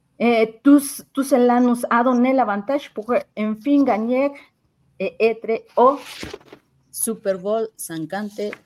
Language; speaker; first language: French; non-native, learner; Spanish